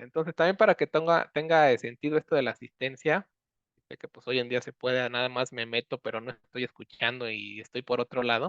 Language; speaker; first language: Spanish; native; Spanish